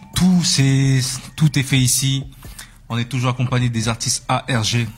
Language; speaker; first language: French; native; French